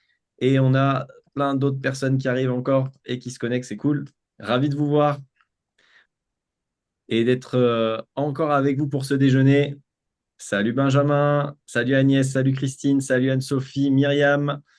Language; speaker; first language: French; native; French